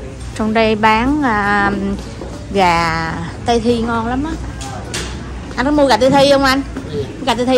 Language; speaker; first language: Vietnamese; native; Vietnamese